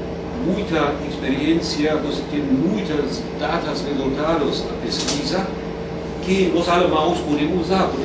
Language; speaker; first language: Portuguese; non-native, fluent; German